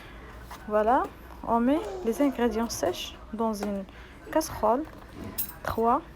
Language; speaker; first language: French; non-native, local second language; Arabic